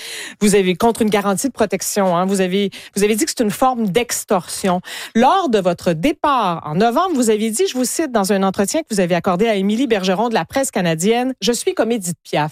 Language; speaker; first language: French; native; French